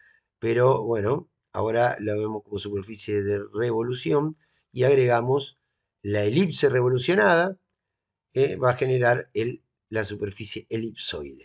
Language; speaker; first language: Spanish; native; Spanish